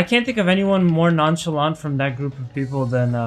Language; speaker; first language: English; native; English